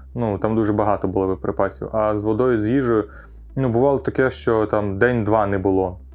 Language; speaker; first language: Ukrainian; non-native, local second language; Russian